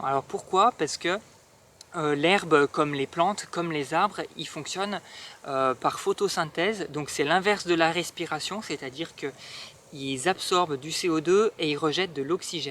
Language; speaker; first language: French; native; French